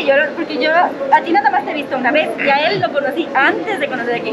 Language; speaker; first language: Spanish; native; Spanish